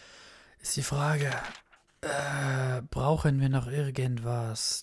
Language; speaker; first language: German; native; German